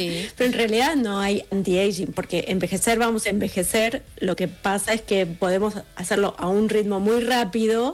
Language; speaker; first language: Spanish; native; Spanish